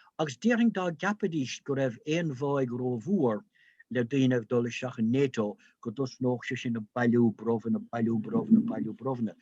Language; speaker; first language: Irish; non-native, local second language; English